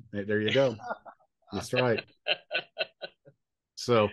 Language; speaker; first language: English; native; English